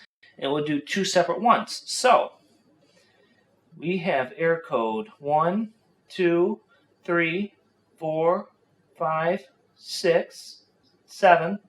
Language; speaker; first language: English; native; English